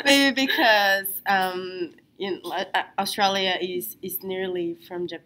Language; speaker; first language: English; non-native, fluent; Portuguese